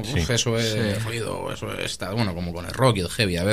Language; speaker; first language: Spanish; native; Spanish